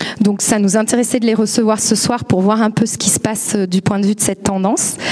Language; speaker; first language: French; native; French